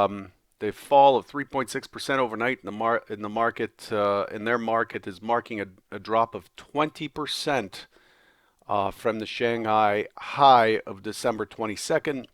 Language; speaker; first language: English; native; English